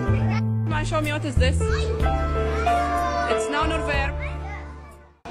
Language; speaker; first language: English; non-native, learner; Arabic